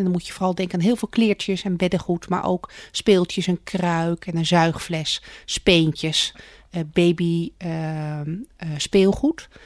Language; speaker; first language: Dutch; native; Dutch